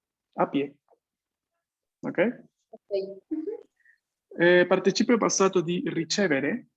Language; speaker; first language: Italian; non-native, fluent; Spanish